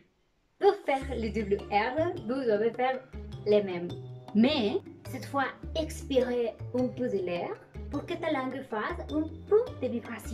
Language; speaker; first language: French; non-native, learner; Spanish